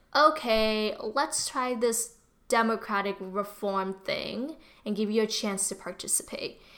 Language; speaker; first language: English; early bilingual, other home language; Burmese